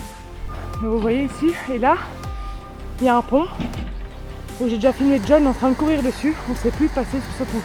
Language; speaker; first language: French; native; French